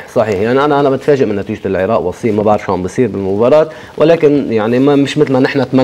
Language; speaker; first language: Arabic; native; Arabic